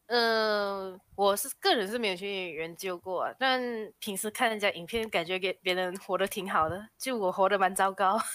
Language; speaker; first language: Chinese; native; Chinese